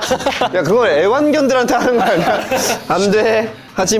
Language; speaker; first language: Korean; native; Korean